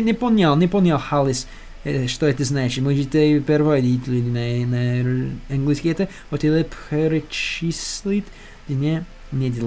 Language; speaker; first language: Russian; non-native, learner; English